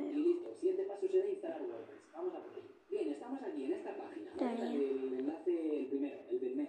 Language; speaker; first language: Spanish; native; Spanish